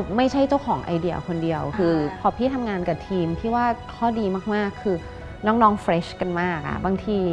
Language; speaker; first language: Thai; native; Thai